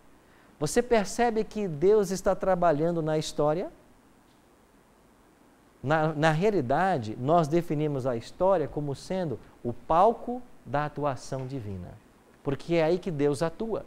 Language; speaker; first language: Portuguese; native; Portuguese